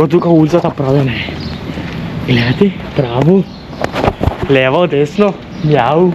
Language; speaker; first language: Macedonian; non-native, local second language; Romany